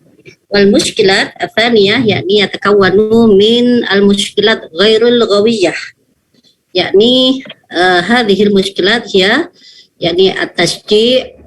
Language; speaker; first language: Arabic; non-native, fluent; Indonesian